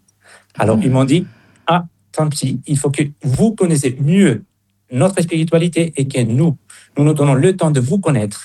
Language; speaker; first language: French; non-native, fluent; Spanish